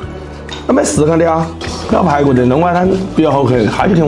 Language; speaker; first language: Chinese; native; Chinese